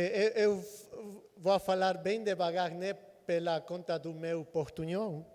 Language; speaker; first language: Portuguese; non-native, fluent; Spanish